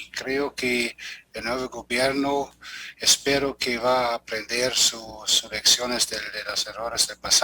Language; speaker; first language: Spanish; non-native, fluent; German